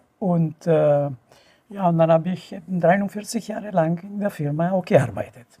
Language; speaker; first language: German; non-native, fluent; Italian